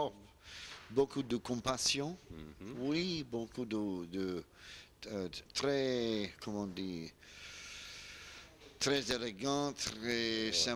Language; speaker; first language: French; non-native, learner; English